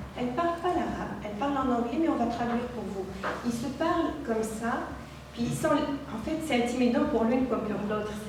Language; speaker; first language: French; non-native, local second language; Arabic